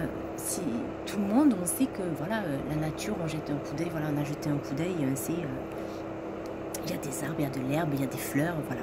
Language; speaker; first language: French; native; French